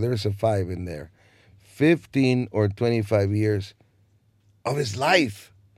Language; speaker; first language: English; non-native, fluent; Spanish